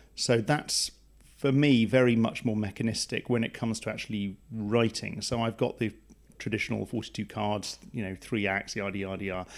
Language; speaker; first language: English; native; English